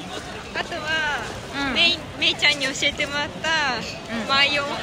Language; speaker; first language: Japanese; native; Japanese